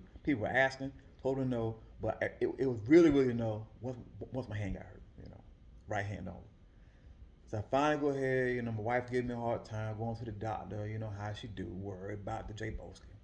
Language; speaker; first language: English; native; English